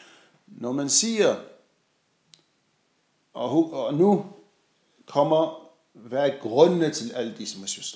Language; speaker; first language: Danish; non-native, fluent; Arabic